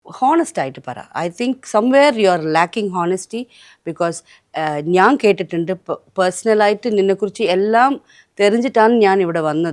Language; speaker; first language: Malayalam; non-native, local second language; Tamil